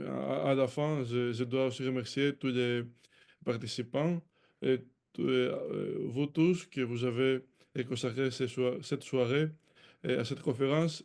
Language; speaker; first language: French; non-native, fluent; Greek